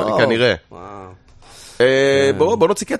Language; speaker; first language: Hebrew; native; Hebrew